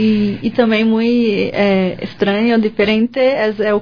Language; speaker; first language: Spanish; non-native, learner; Portuguese